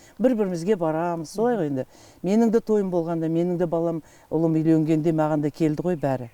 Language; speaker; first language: Kazakh; native; Kazakh